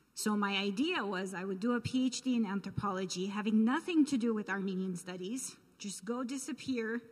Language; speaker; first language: English; early bilingual, other home language; Armenian